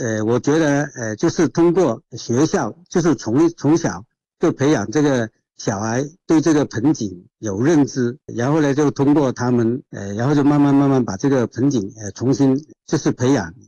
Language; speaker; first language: Chinese; non-native, local second language; Cantonese